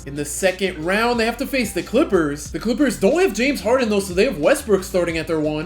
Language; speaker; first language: English; native; English